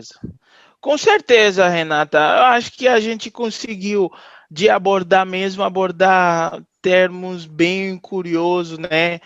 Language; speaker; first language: Portuguese; non-native, fluent; Haitian Creole